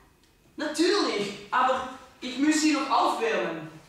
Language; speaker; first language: German; non-native, learner; Dutch